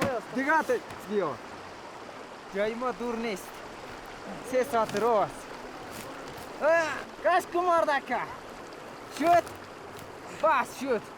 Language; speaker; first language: Persian; non-native, local second language; Kyrgyz